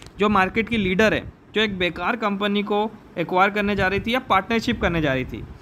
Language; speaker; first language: Hindi; native; Hindi